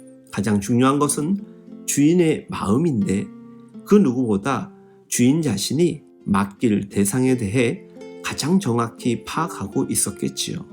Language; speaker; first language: Korean; native; Korean